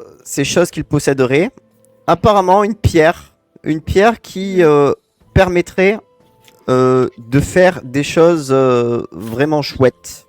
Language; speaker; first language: French; native; French